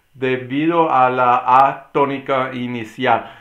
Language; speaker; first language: Spanish; non-native, fluent; English